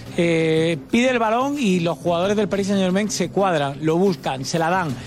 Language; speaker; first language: Spanish; native; Spanish